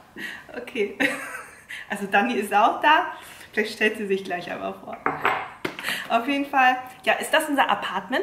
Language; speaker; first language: German; native; German